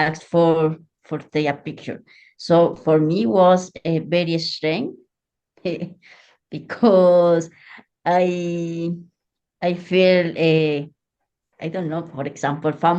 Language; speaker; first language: English; non-native, learner; Spanish